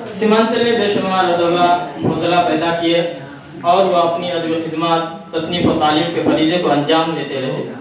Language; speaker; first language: Urdu; native; Urdu